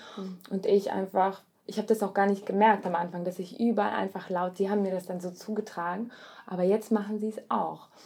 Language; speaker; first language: German; early bilingual, other home language; Russian